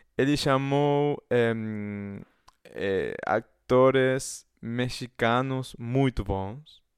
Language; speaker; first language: Portuguese; non-native, fluent; Spanish